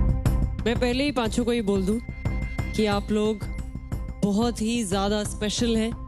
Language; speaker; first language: Hindi; native; Hindi